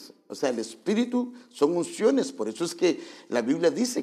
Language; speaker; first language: Spanish; native; Spanish